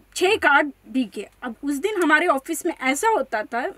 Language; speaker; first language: Hindi; non-native, local second language; Marathi